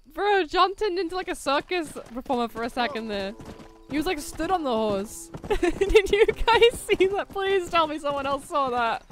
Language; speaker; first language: English; native; English